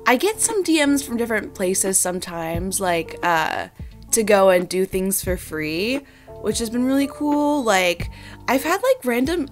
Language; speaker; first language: English; native; English